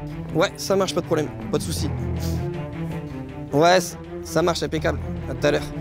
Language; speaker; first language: French; native; French